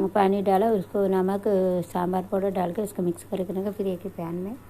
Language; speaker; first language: Hindi; non-native, local second language; Tamil